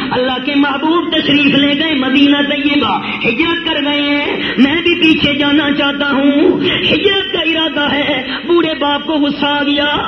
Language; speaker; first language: Urdu; non-native, local second language; Punjabi